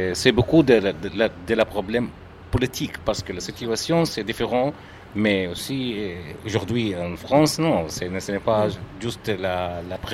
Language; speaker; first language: French; non-native, learner; Arabic